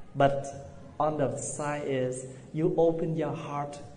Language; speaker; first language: English; non-native, fluent; Vietnamese